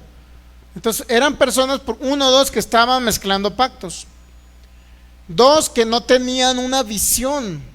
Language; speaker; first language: Spanish; native; Spanish